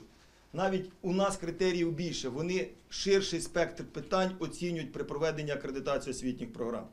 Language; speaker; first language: Ukrainian; native; Ukrainian